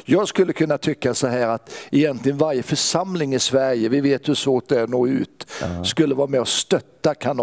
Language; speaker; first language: Swedish; native; Swedish